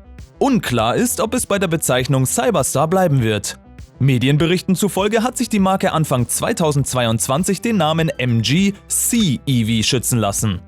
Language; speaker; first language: German; native; German